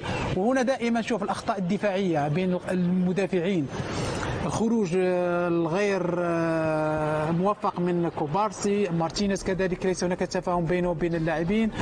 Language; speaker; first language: Arabic; native; Arabic